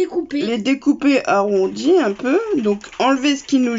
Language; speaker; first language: French; native; French